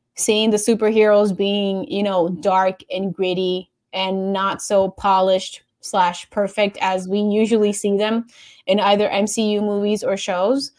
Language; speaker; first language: English; non-native, local second language; Spanish